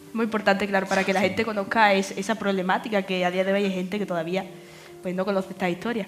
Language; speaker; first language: Spanish; native; Spanish